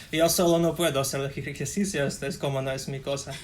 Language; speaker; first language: Spanish; non-native, fluent; Russian